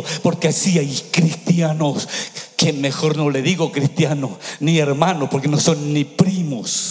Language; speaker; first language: Spanish; native; Spanish